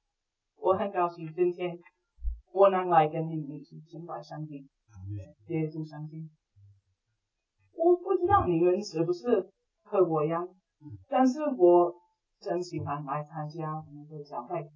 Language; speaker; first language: Chinese; non-native, fluent; English